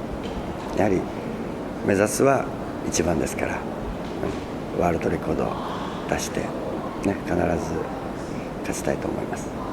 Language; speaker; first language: Japanese; native; Japanese